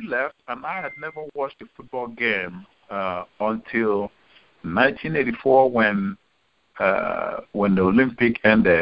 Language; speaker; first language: English; non-native, local second language; Igbo